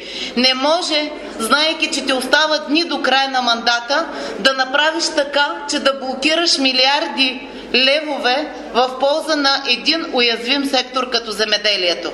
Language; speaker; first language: Bulgarian; native; Bulgarian